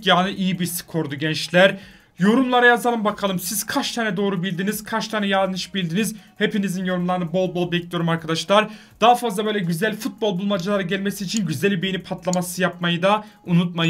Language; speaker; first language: Turkish; native; Turkish